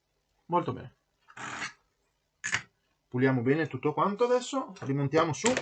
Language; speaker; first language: Italian; native; Italian